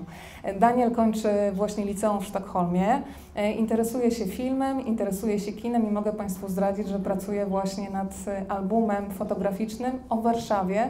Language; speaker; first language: Polish; native; Polish